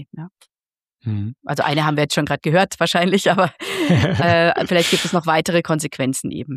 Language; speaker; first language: German; native; German